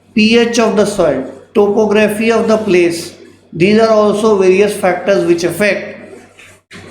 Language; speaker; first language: English; non-native, local second language; Hindi